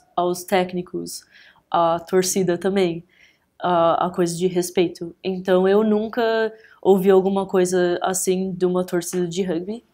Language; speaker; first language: Portuguese; early bilingual, heritage; English